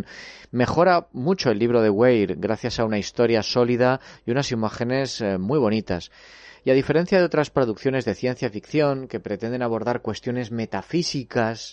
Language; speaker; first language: Spanish; native; Spanish